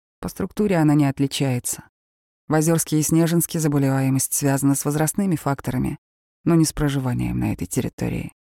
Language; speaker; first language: Russian; native; Russian